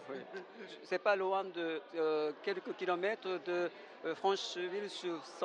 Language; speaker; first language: French; non-native, fluent; Japanese